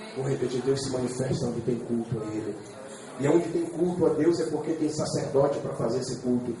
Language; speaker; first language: Portuguese; native; Portuguese